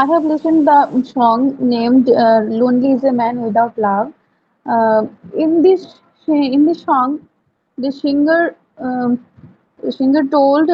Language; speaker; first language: English; non-native, learner; Bangla